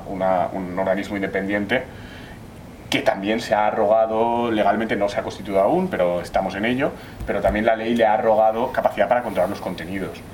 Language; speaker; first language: Spanish; native; Spanish